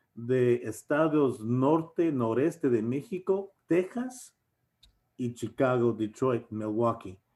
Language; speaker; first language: Spanish; native; Spanish